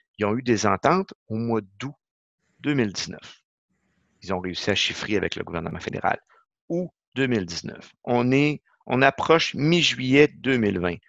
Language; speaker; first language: French; native; French